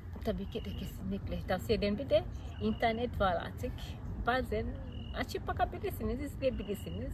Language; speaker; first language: Turkish; non-native, fluent; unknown